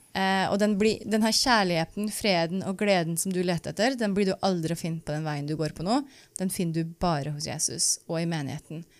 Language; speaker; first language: Norwegian; native; Norwegian